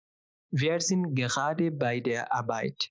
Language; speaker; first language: German; non-native, fluent; Bangla